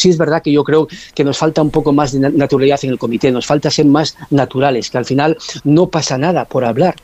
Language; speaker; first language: Spanish; native; Spanish